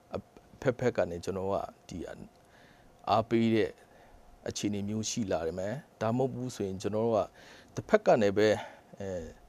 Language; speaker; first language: Burmese; non-native, local second language; Kachin